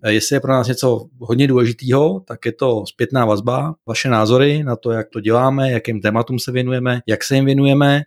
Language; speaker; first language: Czech; native; Czech